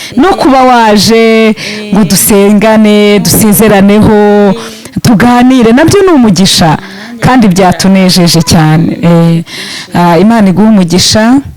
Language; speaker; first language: Kinyarwanda; native; Kinyarwanda